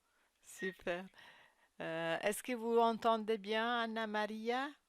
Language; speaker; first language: French; non-native, fluent; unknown